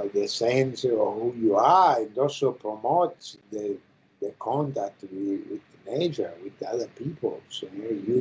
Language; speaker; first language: English; non-native, fluent; Italian